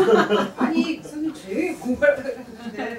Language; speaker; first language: Korean; native; Korean